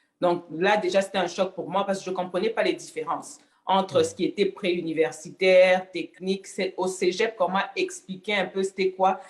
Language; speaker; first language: French; non-native, local second language; Lingala